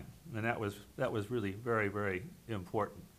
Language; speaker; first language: English; native; English